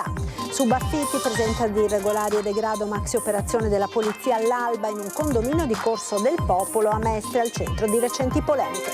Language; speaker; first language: Italian; native; Italian